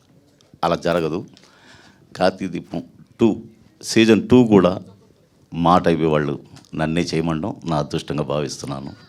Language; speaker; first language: Telugu; native; Telugu